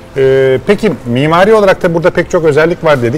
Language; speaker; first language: Turkish; native; Turkish